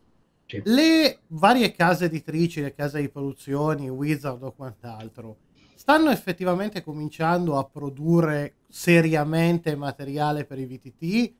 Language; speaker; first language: Italian; native; Italian